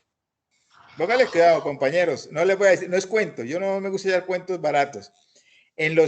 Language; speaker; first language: Spanish; native; Spanish